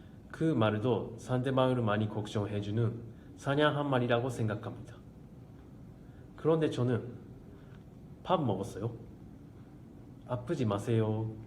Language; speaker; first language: Korean; non-native, fluent; Japanese